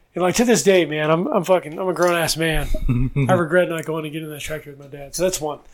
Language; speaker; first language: English; native; English